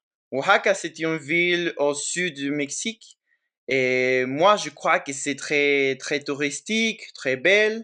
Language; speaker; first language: French; non-native, fluent; Spanish